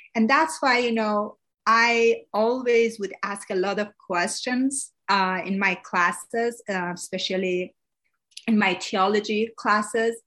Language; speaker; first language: English; non-native, fluent; Persian